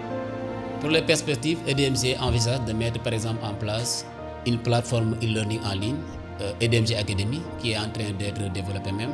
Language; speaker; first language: French; non-native, local second language; Wolof